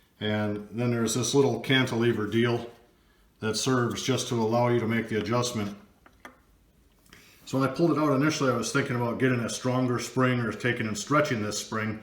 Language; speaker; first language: English; native; English